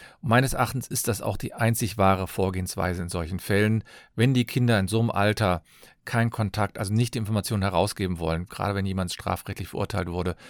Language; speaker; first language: German; native; German